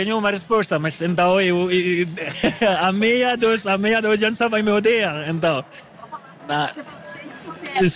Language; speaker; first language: Portuguese; non-native, learner; French